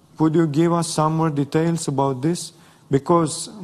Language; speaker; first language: English; non-native, fluent; Romanian